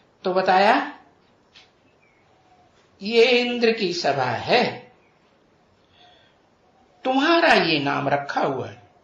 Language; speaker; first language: Hindi; native; Hindi